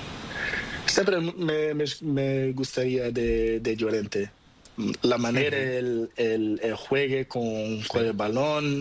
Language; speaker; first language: Spanish; non-native, learner; Portuguese